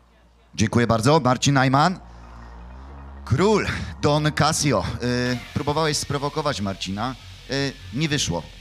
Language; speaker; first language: Polish; native; Polish